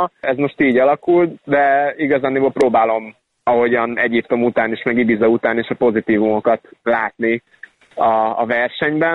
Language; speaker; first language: Hungarian; native; Hungarian